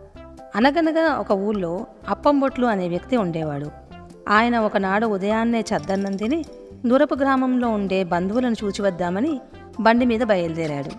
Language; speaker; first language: Telugu; native; Telugu